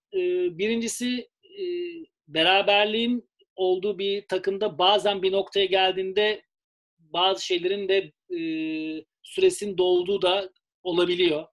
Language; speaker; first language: Turkish; native; Turkish